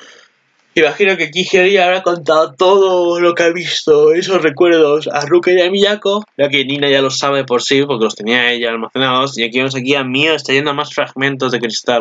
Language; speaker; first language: Spanish; native; Spanish